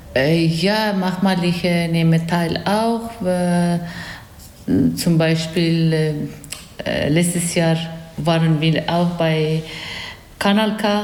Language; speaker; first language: German; non-native, learner; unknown